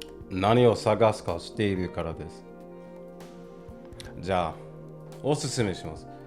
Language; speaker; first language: Japanese; non-native, learner; English